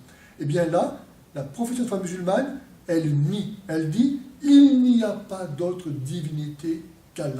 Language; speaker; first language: French; native; French